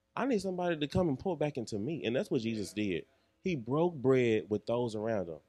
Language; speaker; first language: English; native; English